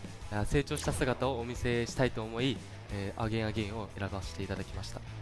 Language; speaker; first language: Japanese; native; Japanese